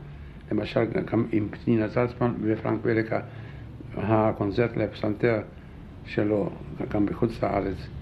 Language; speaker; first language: Hebrew; non-native, fluent; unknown